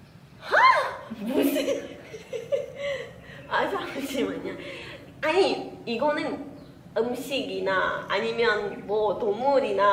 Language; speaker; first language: Korean; non-native, learner; Malay